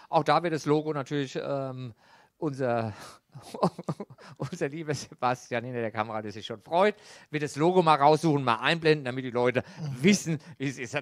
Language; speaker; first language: German; native; German